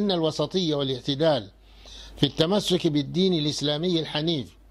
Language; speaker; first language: Arabic; non-native, fluent; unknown